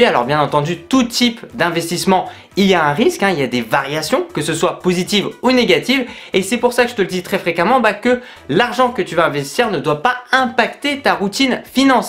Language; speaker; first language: French; native; French